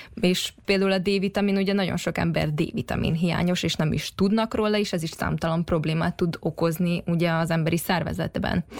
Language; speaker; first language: Hungarian; native; Hungarian